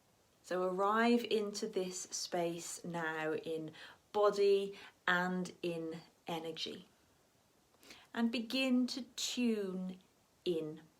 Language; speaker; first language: English; native; English